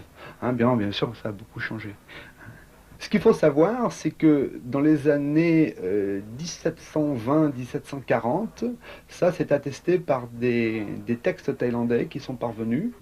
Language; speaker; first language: French; native; French